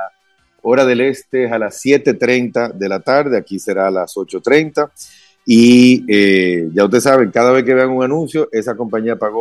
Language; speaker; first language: Spanish; native; Spanish